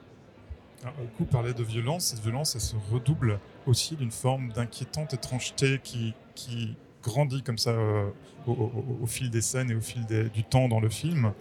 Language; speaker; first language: French; native; French